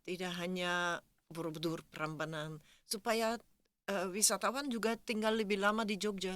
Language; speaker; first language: Indonesian; non-native, fluent; Dutch